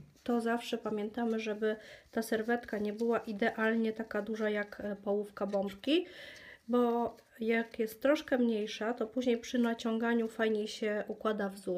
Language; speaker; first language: Polish; native; Polish